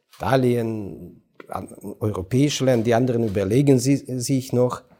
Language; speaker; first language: German; non-native, fluent; Ukrainian